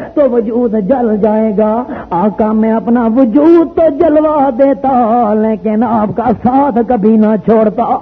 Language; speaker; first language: Urdu; non-native, local second language; Pashto